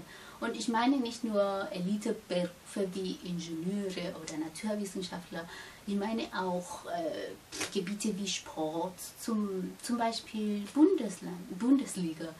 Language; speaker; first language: German; non-native, fluent; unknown